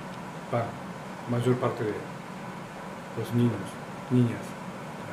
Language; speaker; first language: Spanish; non-native, learner; Japanese